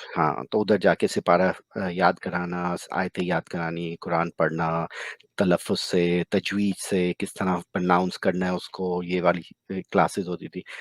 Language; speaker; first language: Urdu; native; Urdu